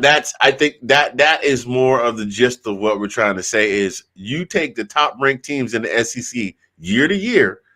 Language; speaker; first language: English; native; English